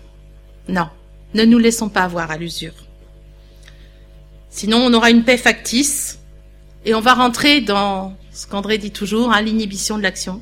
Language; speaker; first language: French; native; French